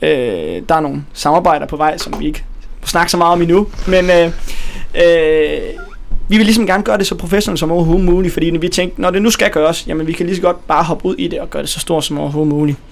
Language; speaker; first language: Danish; native; Danish